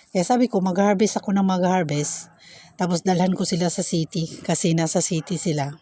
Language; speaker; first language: Filipino; non-native, local second language; Cebuano